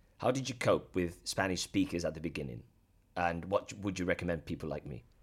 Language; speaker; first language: English; non-native, fluent; Spanish